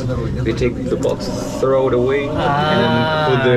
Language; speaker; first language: English; non-native, fluent; Russian